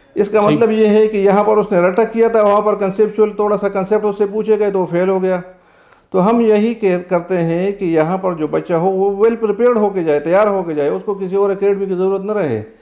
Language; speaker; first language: Urdu; non-native, local second language; Pashto